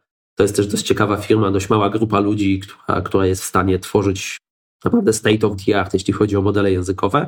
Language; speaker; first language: Polish; native; Polish